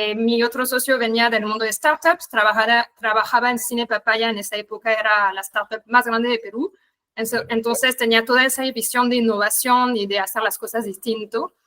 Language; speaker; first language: Spanish; non-native, fluent; French